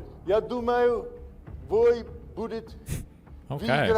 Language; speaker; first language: Russian; non-native, learner; English